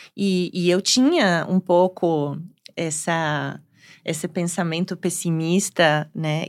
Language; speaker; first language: Portuguese; non-native, fluent; Spanish